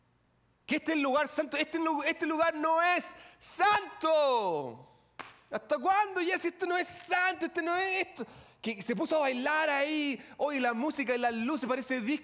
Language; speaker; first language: Spanish; native; Spanish